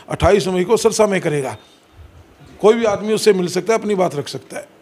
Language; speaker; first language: Hindi; native; Hindi